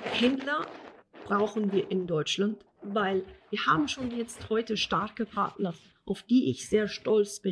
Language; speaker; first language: German; non-native, fluent; Italian